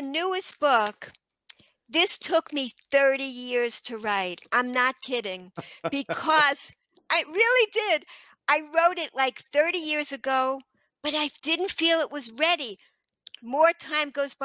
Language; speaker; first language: English; native; English